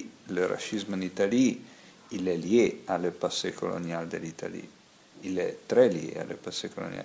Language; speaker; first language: French; non-native, fluent; Italian